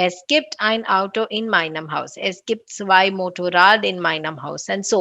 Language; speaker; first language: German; non-native, fluent; Tamil